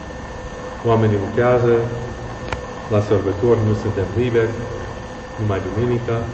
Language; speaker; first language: Romanian; non-native, fluent; English